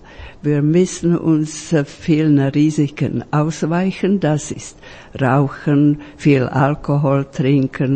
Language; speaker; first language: German; non-native, fluent; Slovak